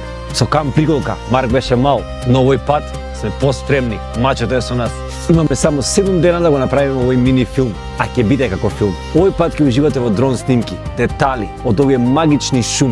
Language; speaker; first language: Macedonian; native; Macedonian